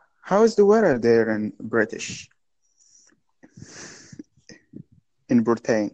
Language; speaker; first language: English; non-native, learner; Arabic